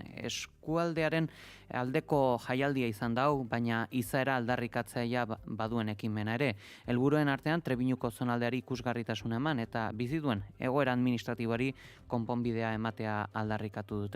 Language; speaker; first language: Basque; native; Basque